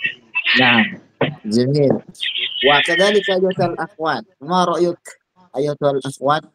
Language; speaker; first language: Arabic; non-native, fluent; Indonesian